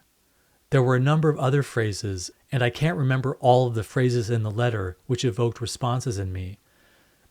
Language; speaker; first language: English; native; English